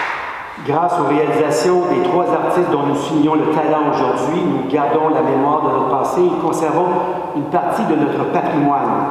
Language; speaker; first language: French; native; French